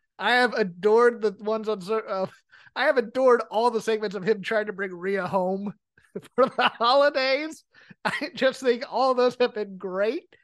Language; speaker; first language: English; native; English